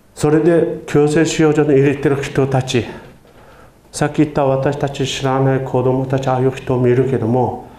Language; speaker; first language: Japanese; non-native, fluent; Chinese